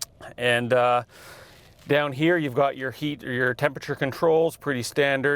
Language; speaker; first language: English; native; English